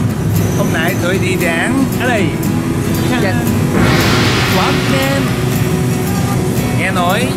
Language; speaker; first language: Vietnamese; non-native, learner; Japanese